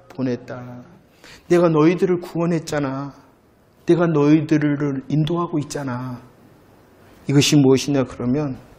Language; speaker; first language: Korean; native; Korean